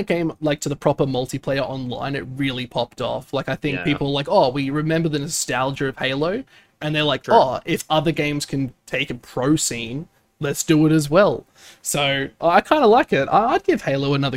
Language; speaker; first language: English; native; English